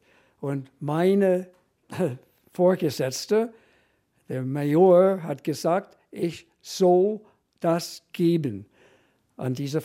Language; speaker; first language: German; non-native, fluent; English